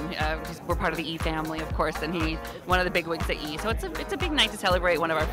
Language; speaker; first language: English; native; English